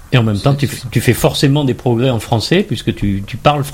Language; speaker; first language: French; native; French